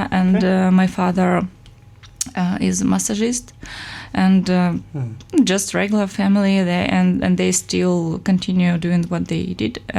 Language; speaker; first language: English; non-native, fluent; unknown